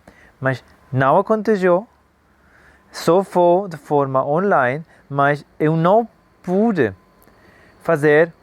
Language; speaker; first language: Portuguese; non-native, fluent; Spanish